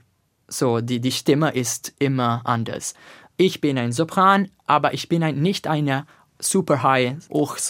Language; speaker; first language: German; non-native, learner; Italian